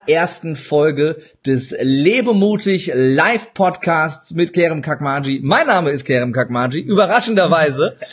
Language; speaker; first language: German; early bilingual, other home language; Turkish